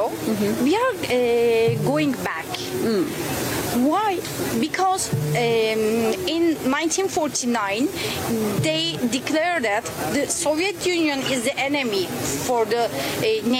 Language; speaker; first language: English; non-native, fluent; Turkish